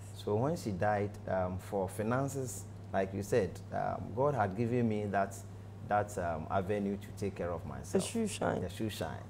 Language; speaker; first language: English; non-native, local second language; Akan